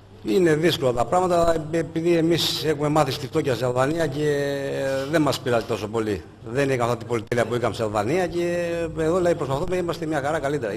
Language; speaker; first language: Greek; non-native, fluent; Albanian